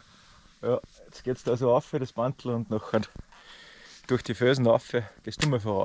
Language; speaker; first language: German; native; German